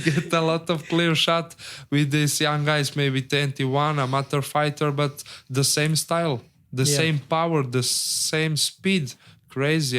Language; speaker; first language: English; non-native, learner; Serbian